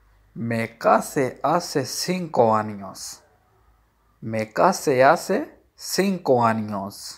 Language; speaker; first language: Spanish; non-native, fluent; Urdu